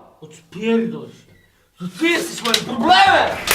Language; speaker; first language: Polish; native; Polish